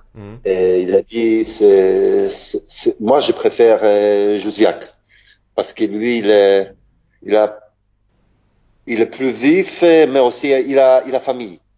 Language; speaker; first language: French; non-native, learner; Polish